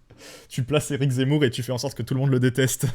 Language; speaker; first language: French; native; French